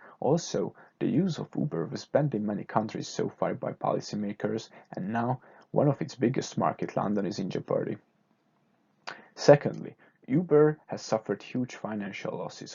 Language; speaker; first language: English; non-native, fluent; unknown